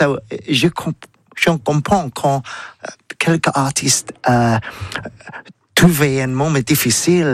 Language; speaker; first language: French; non-native, learner; English